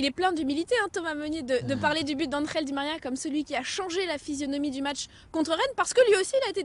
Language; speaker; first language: French; native; French